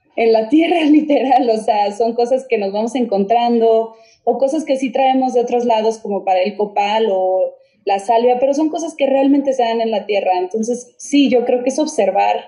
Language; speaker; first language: Spanish; native; Spanish